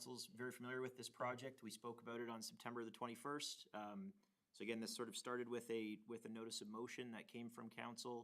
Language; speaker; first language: English; native; English